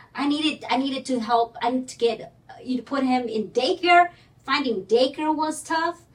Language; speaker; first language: English; early bilingual, other home language; Spanish